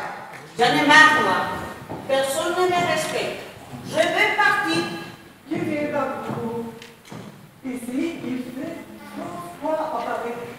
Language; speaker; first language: French; non-native, learner; Spanish